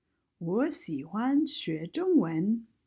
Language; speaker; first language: Chinese; non-native, fluent; English